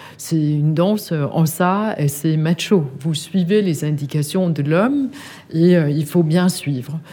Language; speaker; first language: French; non-native, fluent; Danish